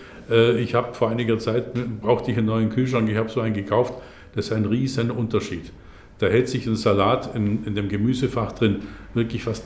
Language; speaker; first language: German; native; German